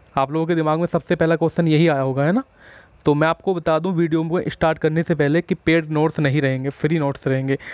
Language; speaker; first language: Hindi; native; Hindi